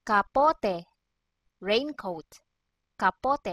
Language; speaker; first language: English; non-native, local second language; Cebuano